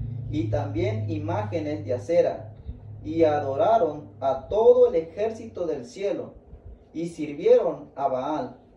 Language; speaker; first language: Spanish; native; Spanish